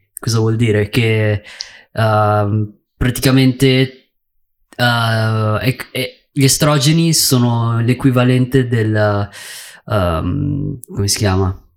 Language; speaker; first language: Italian; early bilingual, other home language; Filipino